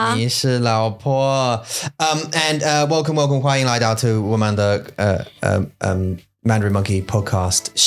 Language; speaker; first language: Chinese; non-native, learner; English